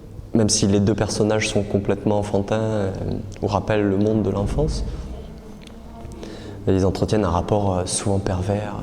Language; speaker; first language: French; native; French